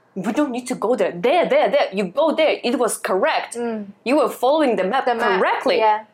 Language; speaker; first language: English; non-native, fluent; Russian